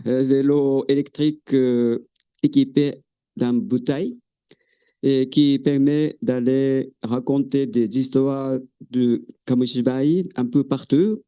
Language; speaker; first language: French; non-native, fluent; Japanese